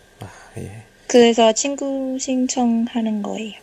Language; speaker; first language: Korean; non-native, learner; Chinese